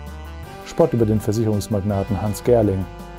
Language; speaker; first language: German; native; German